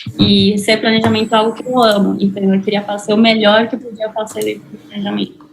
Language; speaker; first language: Portuguese; non-native, fluent; Spanish